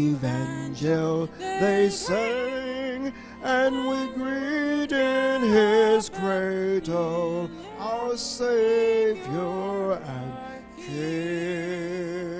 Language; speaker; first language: English; native; English